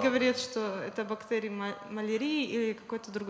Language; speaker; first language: Polish; non-native, learner; Russian